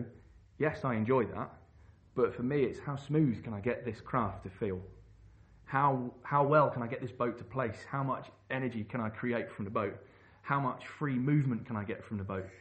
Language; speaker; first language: English; native; English